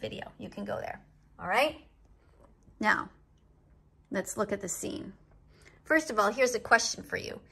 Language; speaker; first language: English; native; English